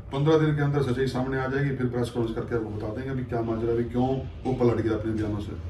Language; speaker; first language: Hindi; non-native, local second language; Punjabi